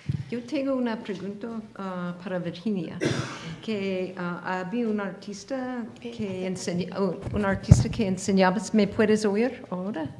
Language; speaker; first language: Spanish; non-native, fluent; English